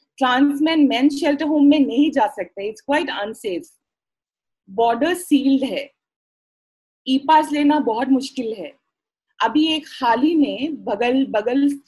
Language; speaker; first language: Hindi; non-native, local second language; Assamese